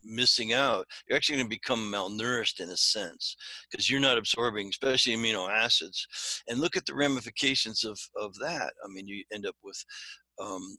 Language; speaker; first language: English; native; English